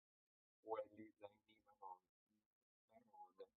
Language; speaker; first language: Italian; non-native, learner; English